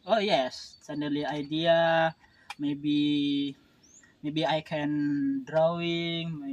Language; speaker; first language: English; non-native, learner; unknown